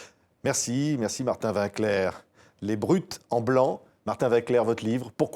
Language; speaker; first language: French; native; French